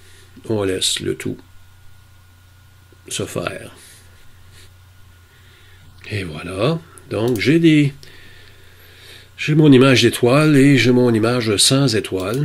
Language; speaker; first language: French; native; French